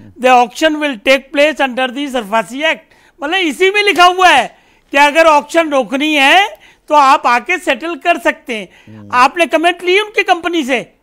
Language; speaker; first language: Hindi; native; Hindi